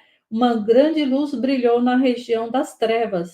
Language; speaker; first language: Portuguese; native; Portuguese